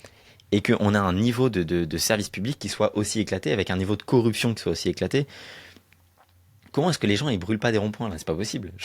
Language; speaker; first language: French; native; French